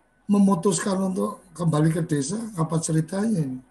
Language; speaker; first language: Malay; native; Malay